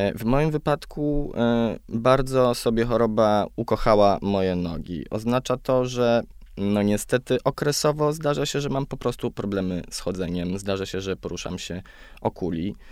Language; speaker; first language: Polish; native; Polish